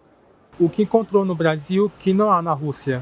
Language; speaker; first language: Portuguese; native; Portuguese